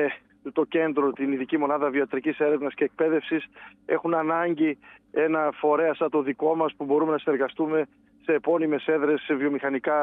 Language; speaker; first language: Greek; native; Greek